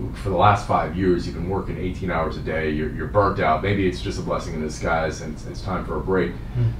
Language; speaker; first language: English; native; English